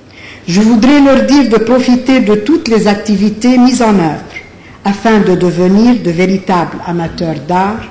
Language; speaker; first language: French; non-native, local second language; Arabic